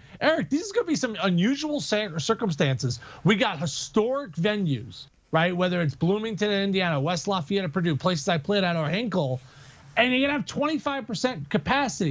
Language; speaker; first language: English; native; English